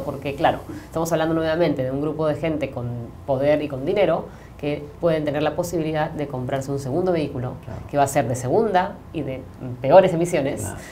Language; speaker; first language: Spanish; native; Spanish